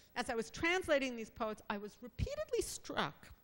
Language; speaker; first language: English; native; English